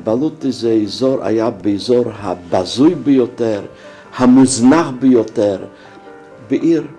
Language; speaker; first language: Hebrew; non-native, fluent; Polish